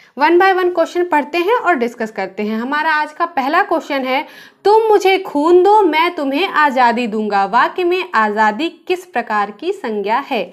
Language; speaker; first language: Hindi; native; Hindi